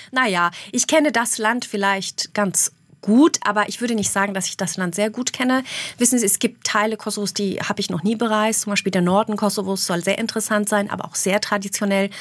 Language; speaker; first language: German; early bilingual, other home language; Albanian